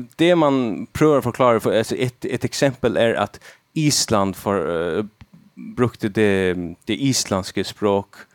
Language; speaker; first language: Swedish; non-native, learner; Faroese